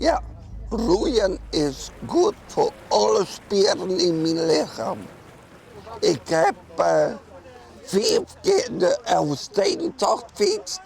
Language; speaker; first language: Dutch; non-native, local second language; Western Frisian